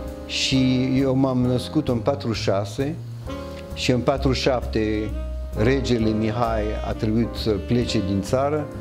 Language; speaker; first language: Romanian; early bilingual, heritage; French